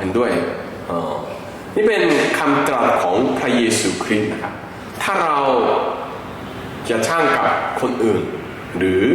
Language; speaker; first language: Thai; non-native, fluent; Korean